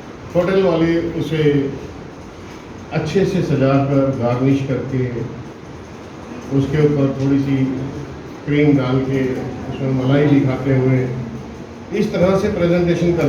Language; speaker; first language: Hindi; native; Hindi